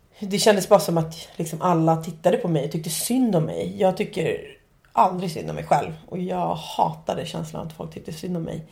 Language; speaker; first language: Swedish; native; Swedish